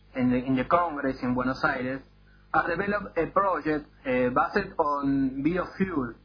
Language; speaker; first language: English; non-native, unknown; Spanish